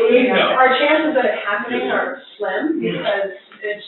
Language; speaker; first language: English; native; English